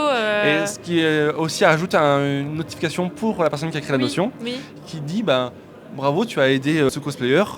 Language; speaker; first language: French; native; French